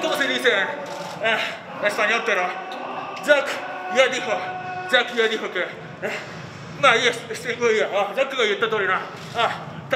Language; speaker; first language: Spanish; non-native, fluent; Japanese